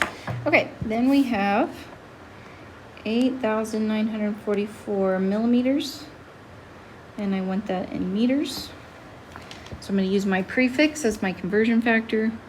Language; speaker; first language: English; native; English